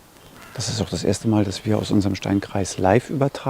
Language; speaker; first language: German; native; German